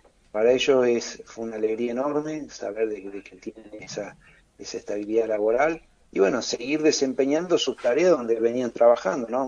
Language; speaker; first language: Spanish; native; Spanish